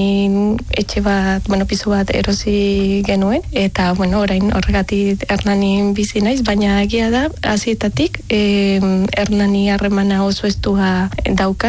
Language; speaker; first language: Basque; non-native, learner; Spanish